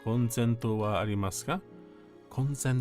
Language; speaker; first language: Japanese; non-native, learner; English